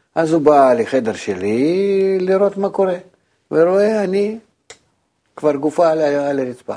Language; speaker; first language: Hebrew; non-native, fluent; Russian